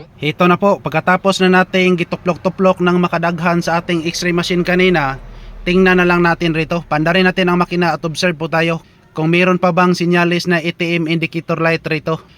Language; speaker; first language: Filipino; non-native, local second language; Cebuano